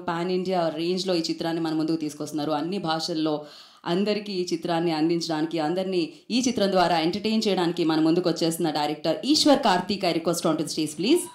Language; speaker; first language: Telugu; native; Telugu